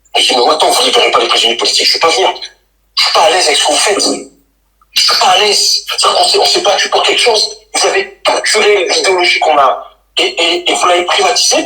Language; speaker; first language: French; native; French